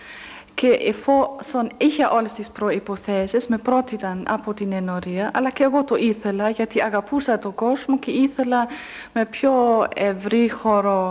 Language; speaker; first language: Greek; non-native, fluent; German